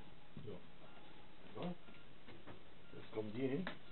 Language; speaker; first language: German; non-native, fluent; Italian